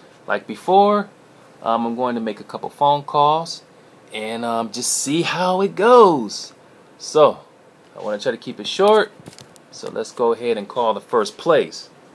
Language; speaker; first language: English; native; English